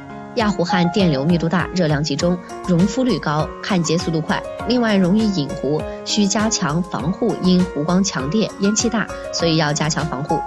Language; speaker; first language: Chinese; native; Chinese